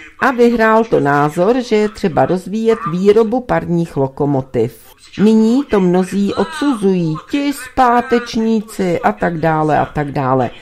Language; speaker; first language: Czech; native; Czech